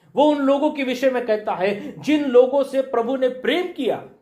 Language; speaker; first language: Hindi; non-native, local second language; Marathi